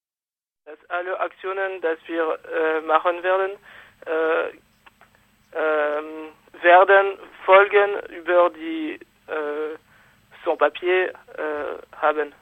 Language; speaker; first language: German; non-native, fluent; French